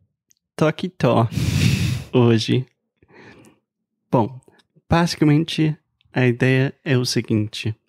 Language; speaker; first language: Portuguese; non-native, fluent; English